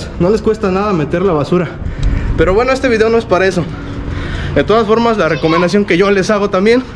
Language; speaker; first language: Spanish; native; Spanish